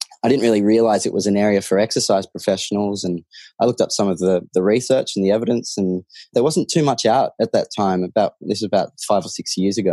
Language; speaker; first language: English; native; English